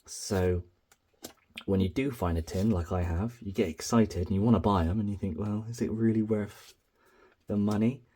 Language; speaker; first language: English; native; English